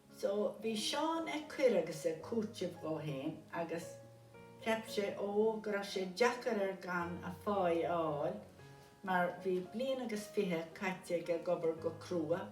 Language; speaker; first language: Irish; native; Irish